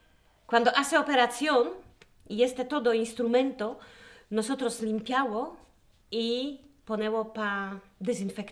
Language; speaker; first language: Spanish; non-native, learner; Polish